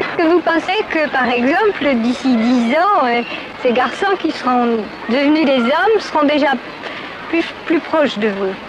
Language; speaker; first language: French; native; French